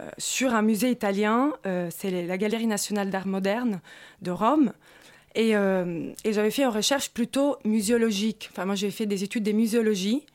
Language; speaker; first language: French; non-native, fluent; Italian